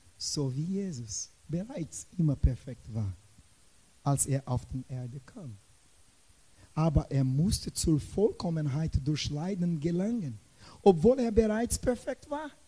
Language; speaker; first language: German; non-native, fluent; Portuguese